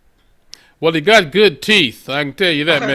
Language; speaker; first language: English; native; English